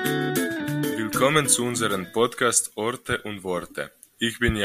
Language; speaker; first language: German; non-native, learner; Croatian